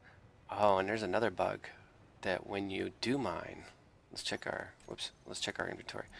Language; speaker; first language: English; native; English